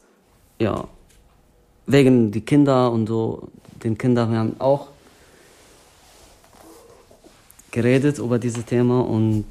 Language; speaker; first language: German; non-native, fluent; Arabic